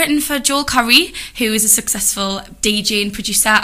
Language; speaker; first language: English; native; English